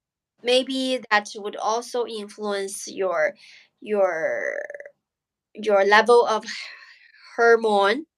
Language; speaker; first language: English; non-native, learner; Chinese